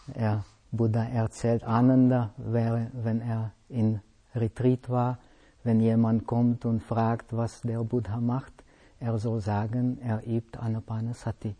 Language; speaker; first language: German; non-native, fluent; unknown